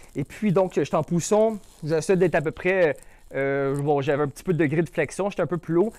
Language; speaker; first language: French; native; French